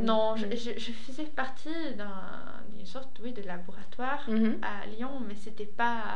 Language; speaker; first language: French; non-native, fluent; Swedish